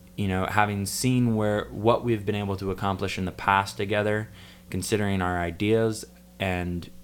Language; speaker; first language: English; native; English